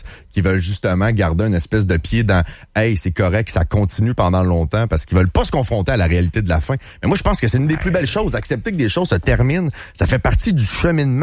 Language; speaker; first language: French; native; French